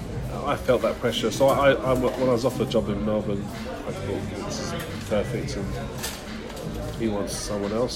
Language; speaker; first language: English; native; English